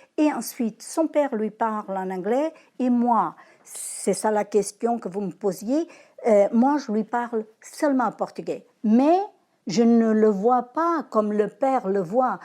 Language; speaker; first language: French; non-native, fluent; Portuguese